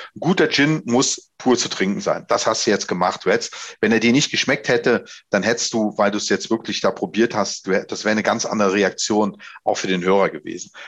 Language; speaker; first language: German; native; German